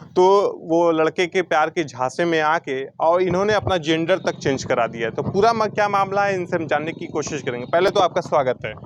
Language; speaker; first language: Hindi; native; Hindi